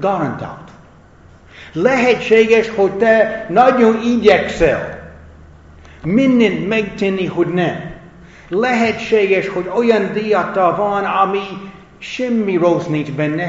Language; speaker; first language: Hungarian; non-native, fluent; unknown